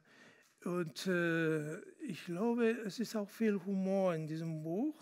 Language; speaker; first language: German; non-native, fluent; Spanish